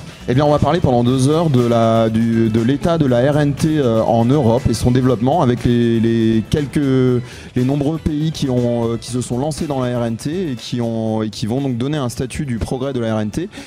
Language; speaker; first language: French; native; French